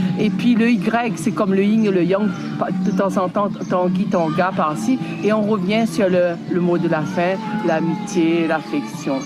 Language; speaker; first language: French; native; French